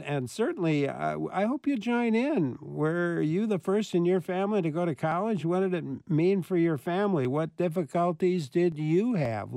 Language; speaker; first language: English; native; English